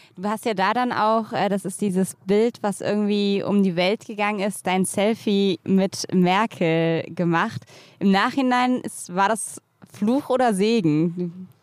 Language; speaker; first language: German; native; German